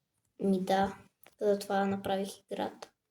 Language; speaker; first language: Bulgarian; native; Bulgarian